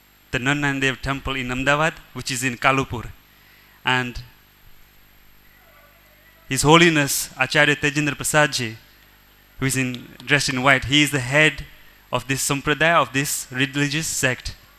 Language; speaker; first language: English; early bilingual, other home language; Gujarati